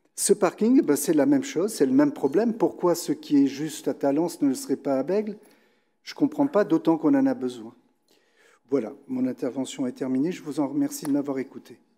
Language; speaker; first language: French; native; French